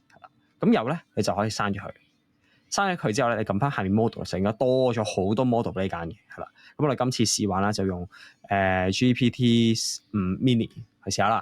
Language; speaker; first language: Cantonese; native; Cantonese